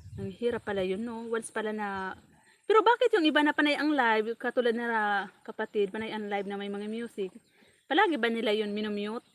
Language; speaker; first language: Filipino; non-native, local second language; Bikol